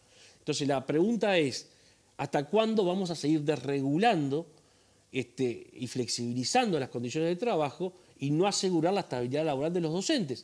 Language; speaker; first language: Spanish; native; Spanish